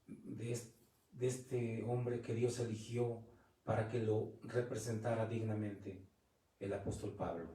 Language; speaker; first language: Spanish; native; Spanish